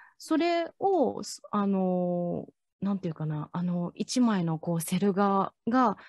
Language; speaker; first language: Japanese; non-native, fluent; Chinese